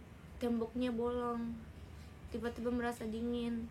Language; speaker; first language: Indonesian; native; Indonesian